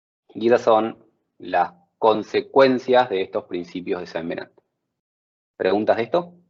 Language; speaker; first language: Spanish; native; Spanish